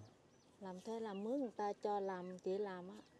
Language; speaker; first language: Vietnamese; non-native, local second language; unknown